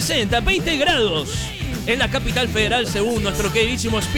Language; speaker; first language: Spanish; native; Spanish